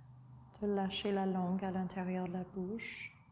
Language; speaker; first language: French; non-native, fluent; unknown